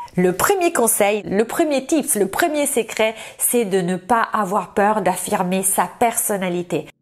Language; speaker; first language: French; non-native, fluent; Italian